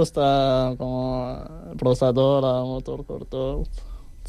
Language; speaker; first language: Spanish; non-native, learner; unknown